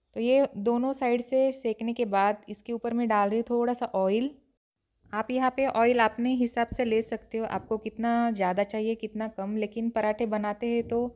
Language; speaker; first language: Hindi; non-native, local second language; Marathi